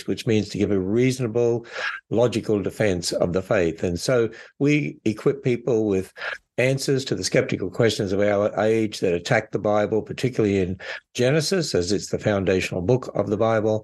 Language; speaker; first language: English; native; English